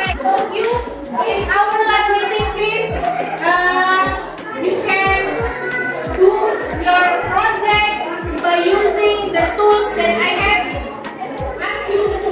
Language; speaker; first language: English; non-native, fluent; Indonesian